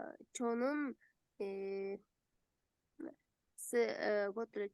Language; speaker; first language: Korean; non-native, learner; Kyrgyz